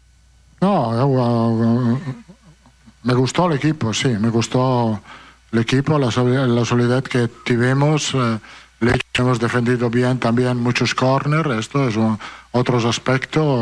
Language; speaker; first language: Spanish; non-native, fluent; Italian